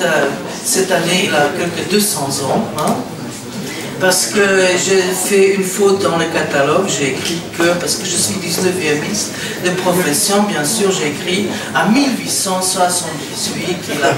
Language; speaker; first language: French; non-native, fluent; Czech